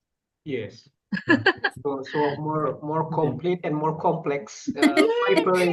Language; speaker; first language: English; non-native, fluent; Indonesian